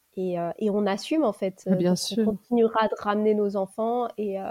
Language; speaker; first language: French; native; French